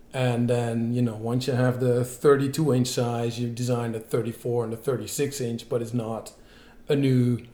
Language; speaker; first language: English; non-native, fluent; Dutch